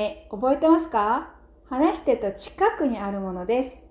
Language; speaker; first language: Japanese; non-native, fluent; Korean